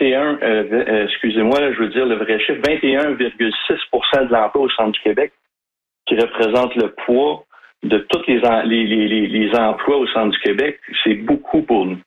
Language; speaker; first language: French; native; French